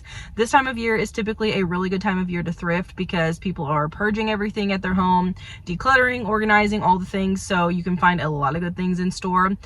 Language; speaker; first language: English; native; English